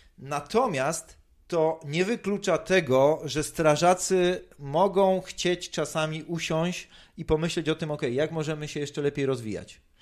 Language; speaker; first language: Polish; native; Polish